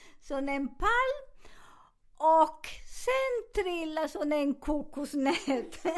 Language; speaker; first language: Swedish; non-native, learner; Spanish